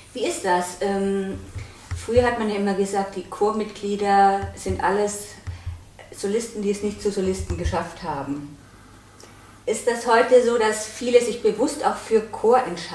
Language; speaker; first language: German; native; German